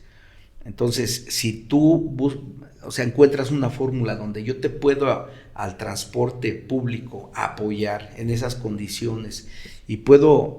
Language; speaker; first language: Spanish; native; Spanish